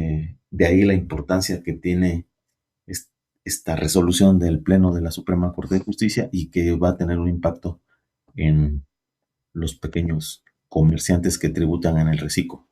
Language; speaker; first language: Spanish; native; Spanish